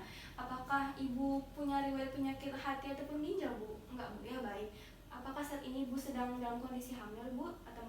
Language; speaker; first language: Indonesian; native; Indonesian